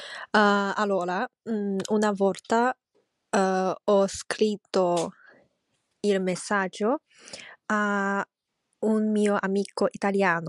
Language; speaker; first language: Italian; non-native, learner; Chinese